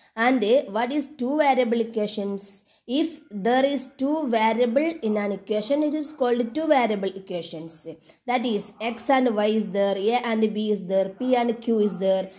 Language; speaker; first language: English; non-native, local second language; Malayalam